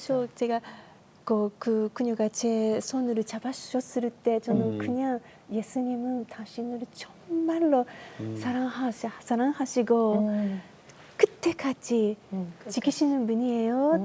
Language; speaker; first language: Korean; non-native, learner; Japanese